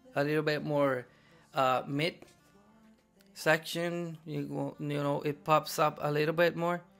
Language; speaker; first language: English; non-native, fluent; Spanish